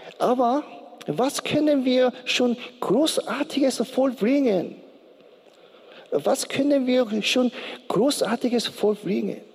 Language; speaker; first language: German; non-native, learner; Korean